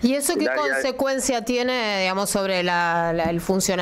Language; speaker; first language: Spanish; native; Spanish